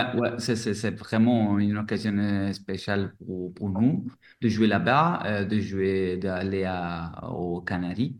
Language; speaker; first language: French; non-native, fluent; Italian